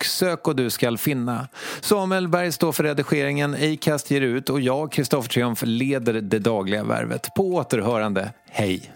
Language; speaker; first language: Swedish; native; Swedish